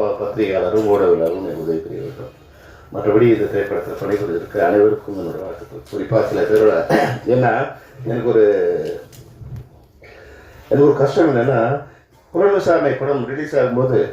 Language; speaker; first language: Tamil; native; Tamil